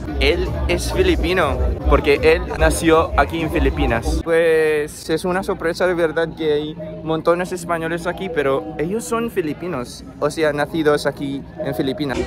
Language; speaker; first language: Spanish; non-native, learner; Filipino